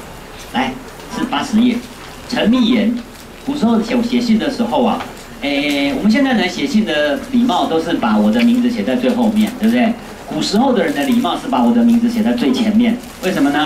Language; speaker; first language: Chinese; native; Chinese